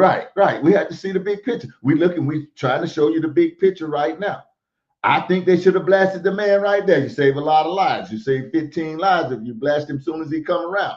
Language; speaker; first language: English; native; English